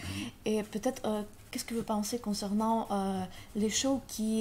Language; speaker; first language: French; non-native, learner; Russian